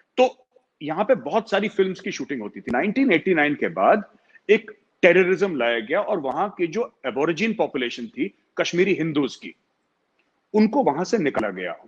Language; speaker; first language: Hindi; native; Hindi